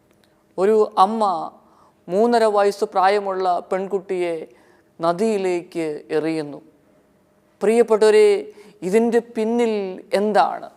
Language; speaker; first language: Malayalam; native; Malayalam